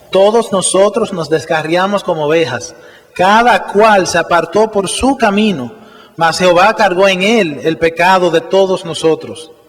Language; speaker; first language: Spanish; native; Spanish